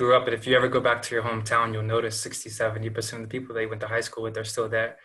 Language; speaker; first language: English; native; English